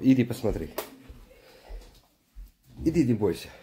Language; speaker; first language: Russian; non-native, learner; Urdu